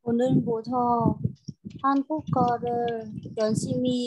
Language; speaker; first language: Korean; non-native, learner; Vietnamese